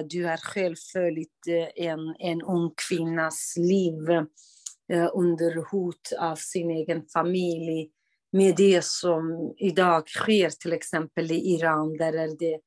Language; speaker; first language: Swedish; non-native, fluent; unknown